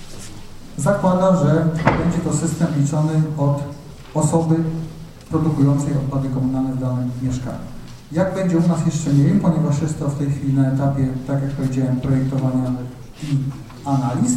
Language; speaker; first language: Polish; native; Polish